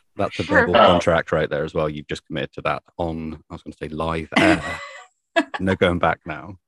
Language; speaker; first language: English; native; English